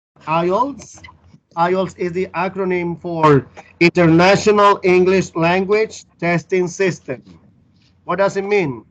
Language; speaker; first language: English; non-native, fluent; Spanish